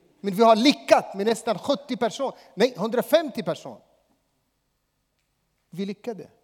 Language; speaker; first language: Swedish; non-native, fluent; Arabic